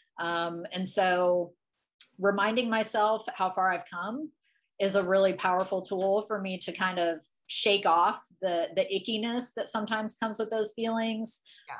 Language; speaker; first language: English; native; English